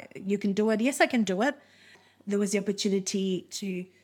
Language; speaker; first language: English; non-native, fluent; Spanish